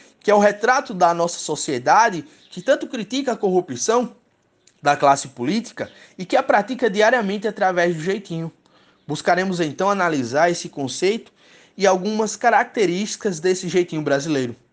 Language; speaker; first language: Portuguese; native; Portuguese